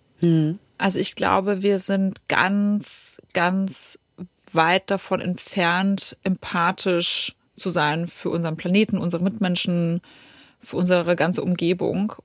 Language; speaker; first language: German; early bilingual, other home language; Polish